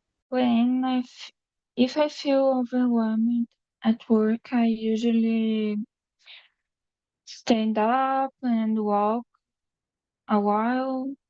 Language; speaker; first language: English; non-native, learner; Portuguese